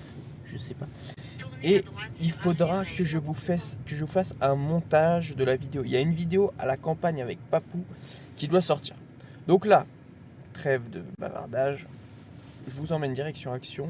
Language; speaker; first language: French; native; French